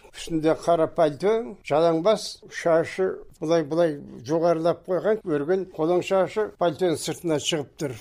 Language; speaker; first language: Kazakh; native; Kazakh